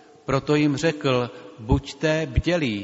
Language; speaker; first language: Czech; native; Czech